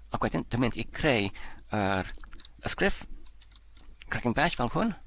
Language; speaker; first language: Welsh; non-native, learner; Polish